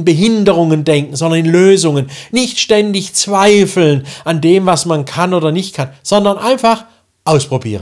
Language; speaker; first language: German; native; German